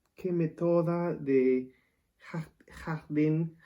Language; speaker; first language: Spanish; non-native, learner; English